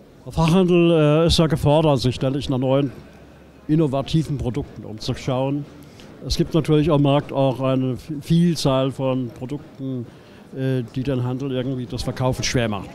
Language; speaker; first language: German; native; German